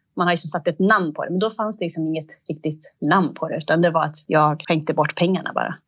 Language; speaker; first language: Swedish; early bilingual, other home language; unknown